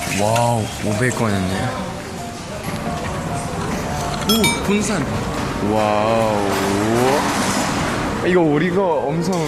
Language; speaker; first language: Korean; non-native, learner; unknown